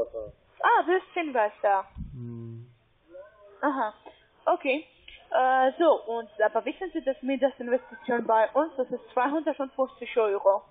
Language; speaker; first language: German; non-native, learner; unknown